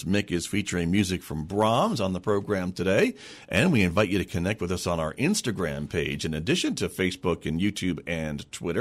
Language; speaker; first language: English; native; English